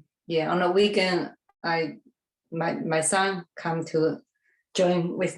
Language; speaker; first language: English; non-native, learner; Chinese